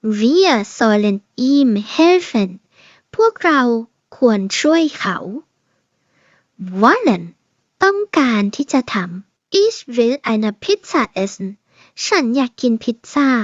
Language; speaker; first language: German; non-native, fluent; Thai